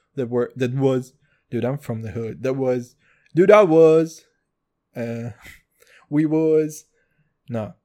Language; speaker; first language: English; non-native, fluent; Kazakh